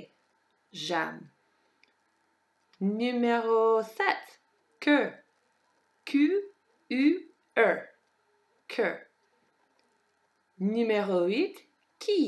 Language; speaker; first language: French; non-native, fluent; English